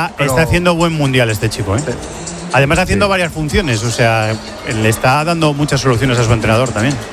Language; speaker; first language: Spanish; native; Spanish